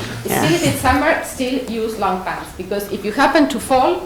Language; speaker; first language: English; non-native, fluent; Spanish